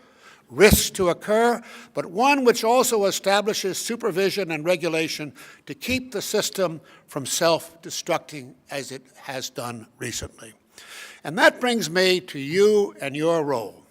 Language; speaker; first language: English; native; English